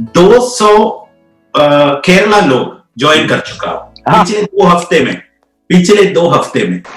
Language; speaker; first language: Hindi; non-native, local second language; Malayalam